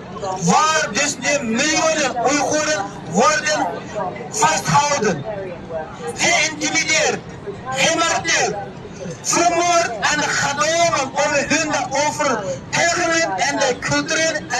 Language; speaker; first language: Dutch; non-native, learner; Uyghur